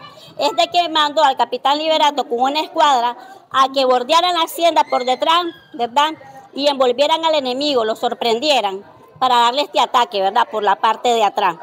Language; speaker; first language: Spanish; native; Spanish